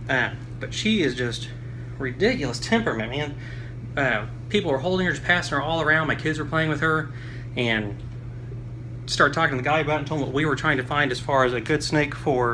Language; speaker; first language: English; native; English